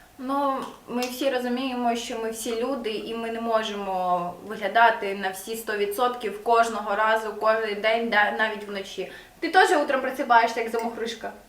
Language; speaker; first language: Ukrainian; non-native, local second language; Russian